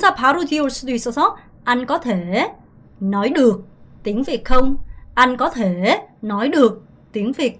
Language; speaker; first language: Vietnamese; non-native, fluent; Korean